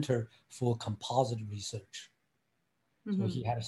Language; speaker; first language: English; non-native, fluent; Chinese